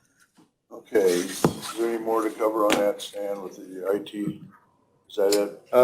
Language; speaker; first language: English; native; English